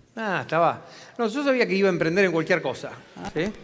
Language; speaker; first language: Spanish; native; Spanish